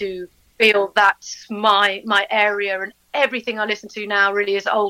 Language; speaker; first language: English; native; English